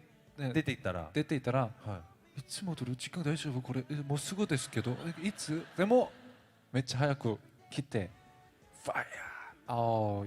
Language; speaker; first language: Japanese; non-native, learner; Korean